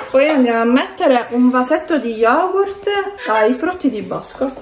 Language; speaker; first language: Italian; native; Italian